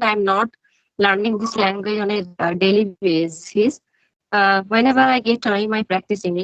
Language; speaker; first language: English; non-native, learner; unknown